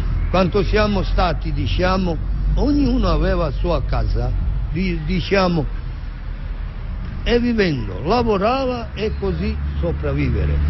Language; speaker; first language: Italian; non-native, learner; Serbian